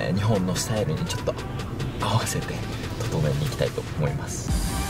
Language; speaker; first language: Japanese; native; Japanese